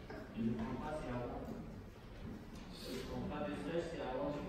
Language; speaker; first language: French; non-native, learner; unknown